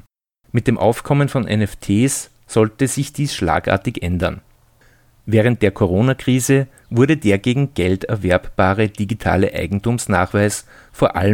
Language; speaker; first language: German; native; German